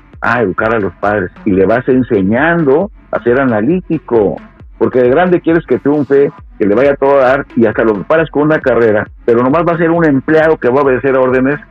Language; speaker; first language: Spanish; native; Spanish